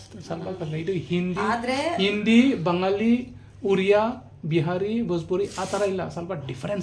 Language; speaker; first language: Kannada; non-native, learner; Bodo